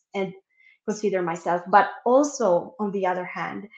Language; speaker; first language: English; non-native, local second language; Filipino